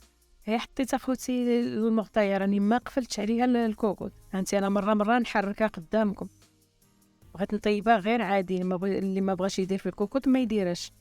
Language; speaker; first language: Arabic; native; Arabic